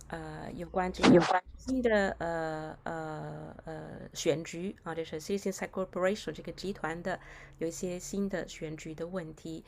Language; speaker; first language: Chinese; non-native, fluent; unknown